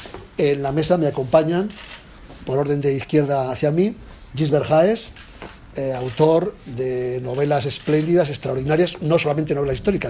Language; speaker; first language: Spanish; native; Spanish